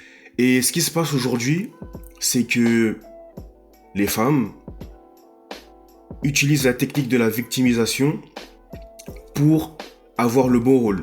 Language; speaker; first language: French; native; French